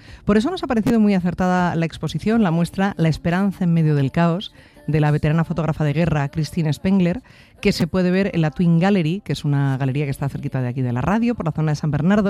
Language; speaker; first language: Spanish; native; Spanish